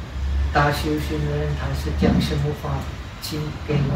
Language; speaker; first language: Chinese; non-native, fluent; Czech